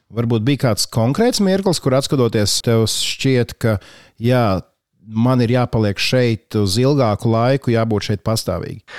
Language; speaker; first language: Latvian; native; Latvian